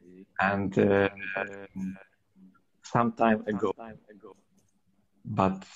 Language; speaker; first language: English; non-native, learner; Polish